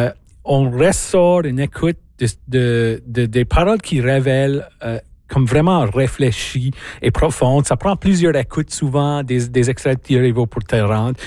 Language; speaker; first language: French; native; French